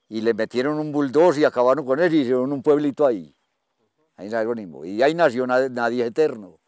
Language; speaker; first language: Spanish; native; Spanish